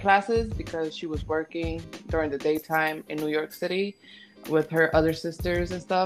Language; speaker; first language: English; native; English